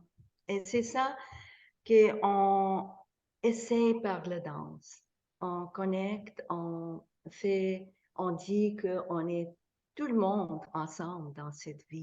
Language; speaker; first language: French; non-native, fluent; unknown